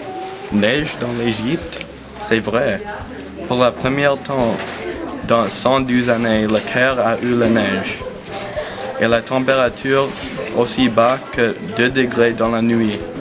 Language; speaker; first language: French; non-native, learner; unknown